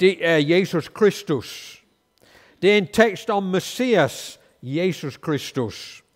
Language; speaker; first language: Danish; non-native, fluent; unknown